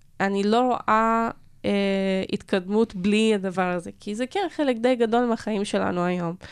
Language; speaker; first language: Hebrew; non-native, local second language; Arabic